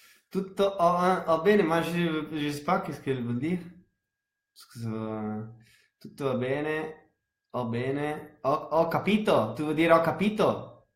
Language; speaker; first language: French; non-native, fluent; Italian